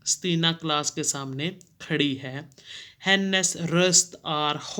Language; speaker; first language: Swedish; non-native, fluent; Urdu